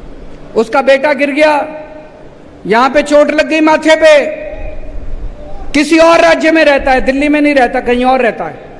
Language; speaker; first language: Hindi; native; Hindi